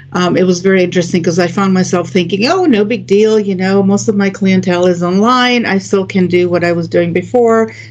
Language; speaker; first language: English; non-native, fluent; Greek